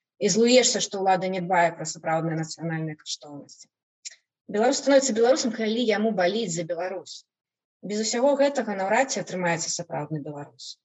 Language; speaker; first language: Belarusian; non-native, local second language; Russian